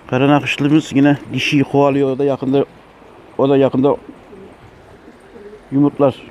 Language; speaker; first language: Turkish; native; Turkish